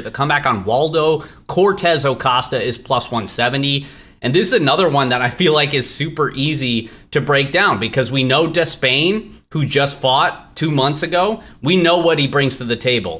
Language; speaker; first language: English; native; English